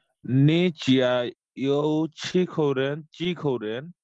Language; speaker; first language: Chinese; non-native, learner; Bangla